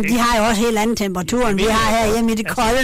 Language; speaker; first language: Danish; native; Danish